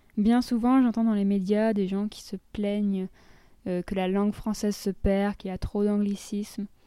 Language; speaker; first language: French; native; French